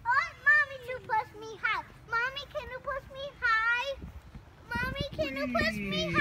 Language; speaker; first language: English; native; English